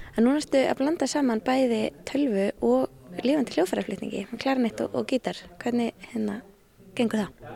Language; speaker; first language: Icelandic; native; Icelandic